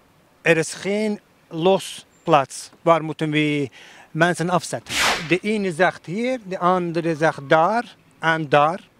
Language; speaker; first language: Dutch; non-native, learner; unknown